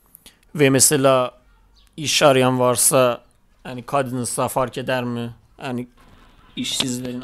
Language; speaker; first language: Turkish; non-native, fluent; Persian